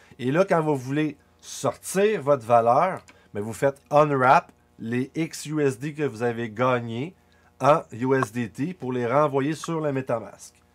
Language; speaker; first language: French; native; French